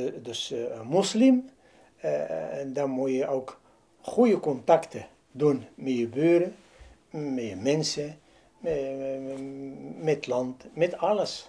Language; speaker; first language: Dutch; non-native, learner; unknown